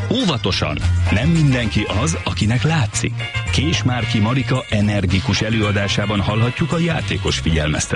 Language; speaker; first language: Hungarian; native; Hungarian